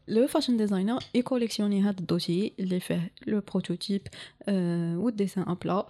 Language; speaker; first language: French; non-native, local second language; Arabic